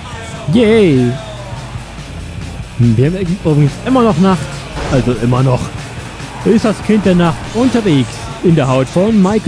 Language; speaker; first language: German; native; German